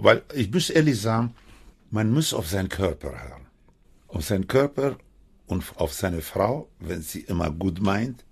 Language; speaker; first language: German; non-native, fluent; Spanish